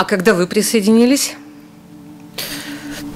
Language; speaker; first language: Russian; native; Russian